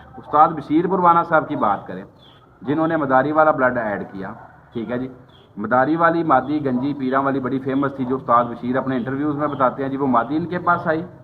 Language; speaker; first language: Urdu; non-native, local second language; Punjabi